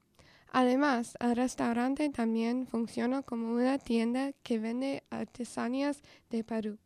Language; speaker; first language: Spanish; non-native, fluent; English